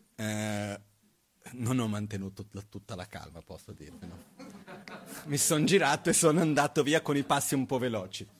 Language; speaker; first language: Italian; non-native, fluent; Portuguese